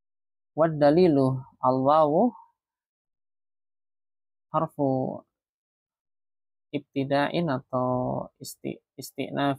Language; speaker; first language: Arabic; non-native, fluent; Indonesian